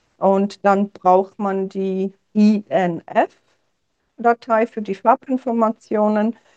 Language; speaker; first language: German; non-native, fluent; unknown